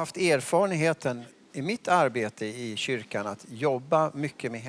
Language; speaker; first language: Swedish; native; Swedish